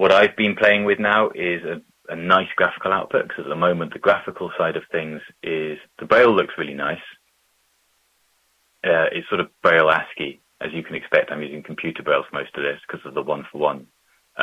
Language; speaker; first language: English; native; English